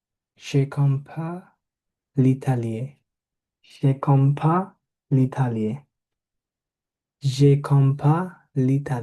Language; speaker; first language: French; non-native, learner; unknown